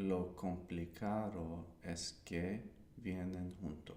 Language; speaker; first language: Spanish; non-native, learner; English